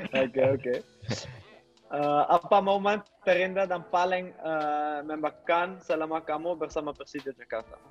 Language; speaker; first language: Indonesian; non-native, learner; Dutch